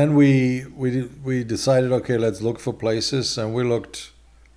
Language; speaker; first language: English; non-native, fluent; German